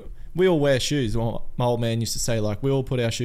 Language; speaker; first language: English; native; English